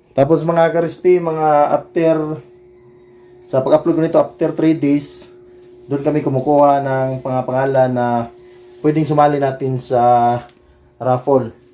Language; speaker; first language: Filipino; non-native, local second language; Cebuano